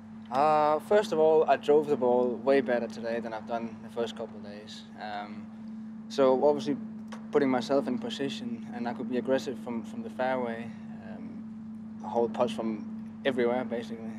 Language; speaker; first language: English; non-native, fluent; Danish